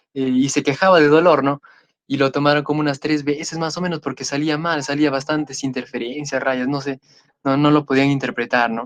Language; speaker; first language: Spanish; native; Spanish